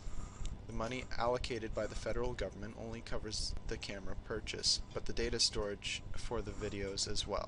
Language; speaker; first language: English; native; English